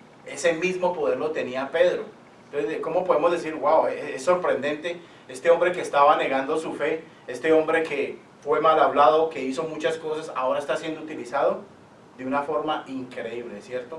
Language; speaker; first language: Spanish; native; Spanish